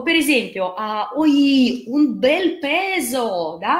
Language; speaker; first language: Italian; non-native, fluent; Russian